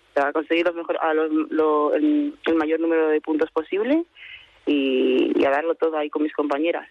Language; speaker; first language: Spanish; native; Spanish